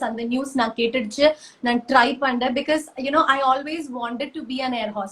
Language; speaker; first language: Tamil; non-native, learner; Malayalam